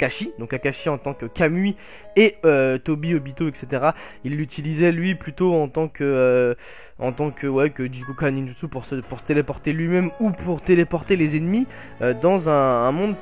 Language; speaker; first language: French; native; French